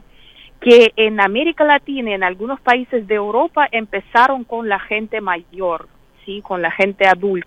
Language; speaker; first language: Spanish; non-native, fluent; Russian